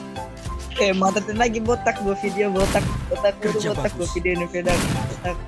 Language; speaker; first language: Indonesian; native; Indonesian